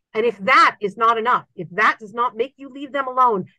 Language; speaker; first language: English; native; English